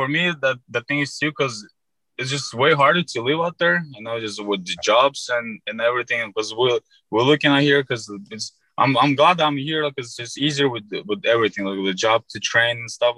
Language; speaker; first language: English; non-native, fluent; Uzbek